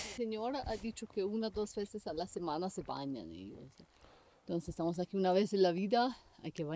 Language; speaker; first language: Spanish; non-native, fluent; German